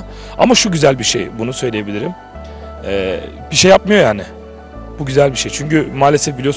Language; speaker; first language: Turkish; native; Turkish